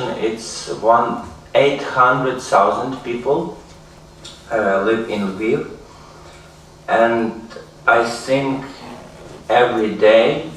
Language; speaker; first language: English; non-native, learner; Ukrainian